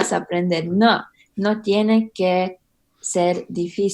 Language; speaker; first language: Spanish; early bilingual, heritage; English